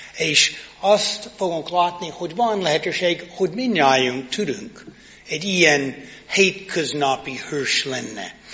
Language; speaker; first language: Hungarian; non-native, learner; English